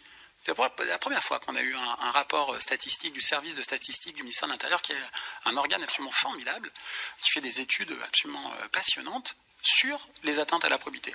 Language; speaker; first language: French; native; French